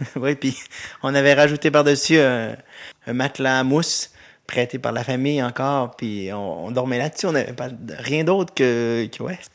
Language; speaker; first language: French; native; French